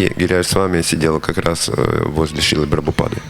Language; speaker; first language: Russian; native; Russian